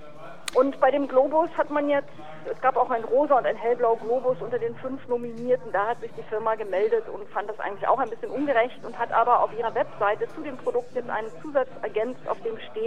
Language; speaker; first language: German; native; German